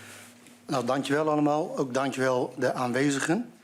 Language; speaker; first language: Dutch; non-native, fluent; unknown